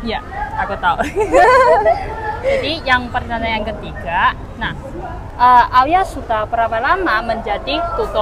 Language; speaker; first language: Indonesian; non-native, fluent; Chinese